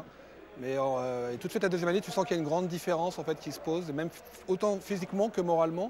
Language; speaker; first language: French; native; French